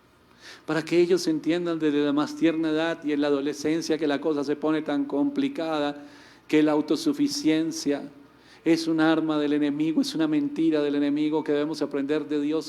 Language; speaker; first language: Spanish; native; Spanish